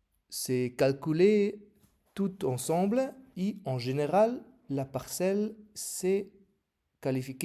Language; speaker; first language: French; non-native, learner; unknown